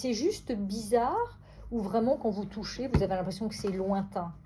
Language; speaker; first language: French; native; French